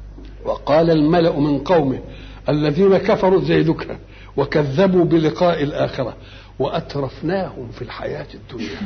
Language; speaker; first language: Arabic; native; Arabic